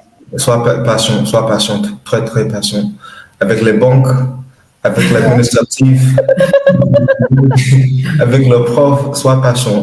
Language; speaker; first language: French; non-native, learner; English